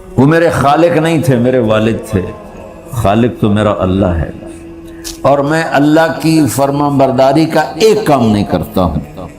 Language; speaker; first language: Urdu; non-native, local second language; Punjabi